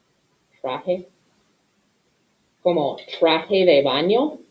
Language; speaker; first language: Spanish; non-native, fluent; English